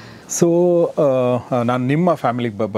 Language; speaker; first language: Kannada; native; Kannada